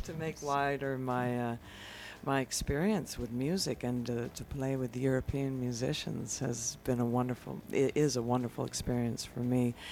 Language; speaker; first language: English; native; English